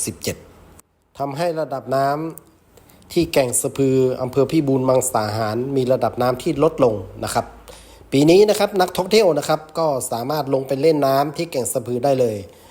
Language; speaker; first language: Thai; native; Thai